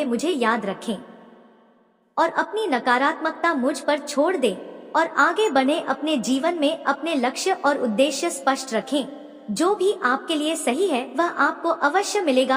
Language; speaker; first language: Hindi; native; Hindi